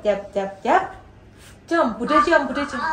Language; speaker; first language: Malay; non-native, local second language; Javanese